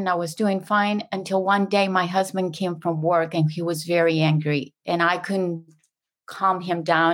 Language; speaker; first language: English; non-native, fluent; Spanish